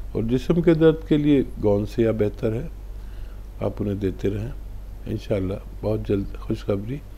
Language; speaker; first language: Hindi; native; Hindi